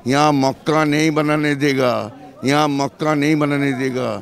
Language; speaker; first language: Hindi; non-native, local second language; Bangla